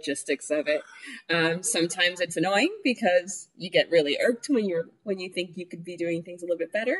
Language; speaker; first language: English; early bilingual, other home language; Spanish